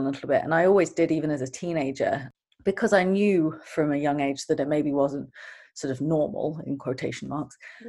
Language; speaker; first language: English; native; English